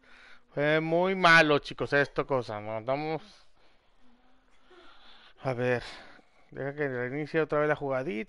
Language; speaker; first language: Spanish; native; Spanish